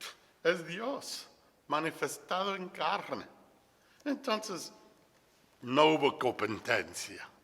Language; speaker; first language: Spanish; non-native, fluent; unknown